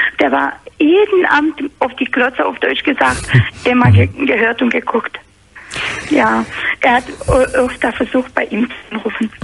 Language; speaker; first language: German; non-native, fluent; Romanian